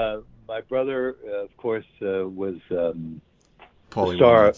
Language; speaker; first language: English; native; English